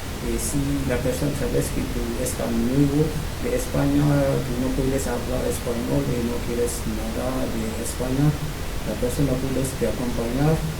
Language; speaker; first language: Spanish; non-native, learner; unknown